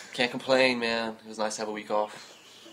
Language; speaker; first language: English; native; English